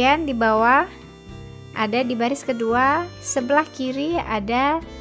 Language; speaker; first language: Indonesian; native; Indonesian